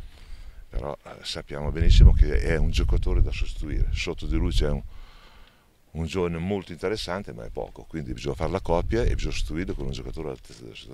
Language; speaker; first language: Italian; native; Italian